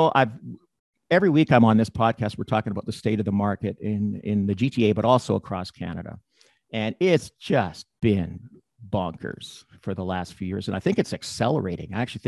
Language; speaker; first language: English; native; English